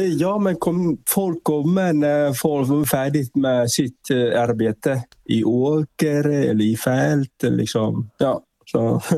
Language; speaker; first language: Swedish; non-native, fluent; Vietnamese